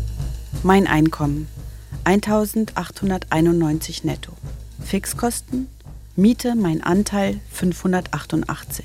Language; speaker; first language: German; native; German